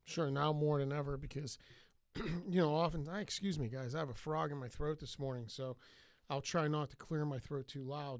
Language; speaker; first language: English; native; English